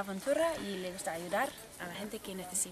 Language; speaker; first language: Spanish; non-native, fluent; English